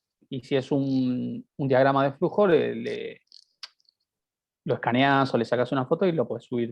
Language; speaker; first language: Spanish; native; Spanish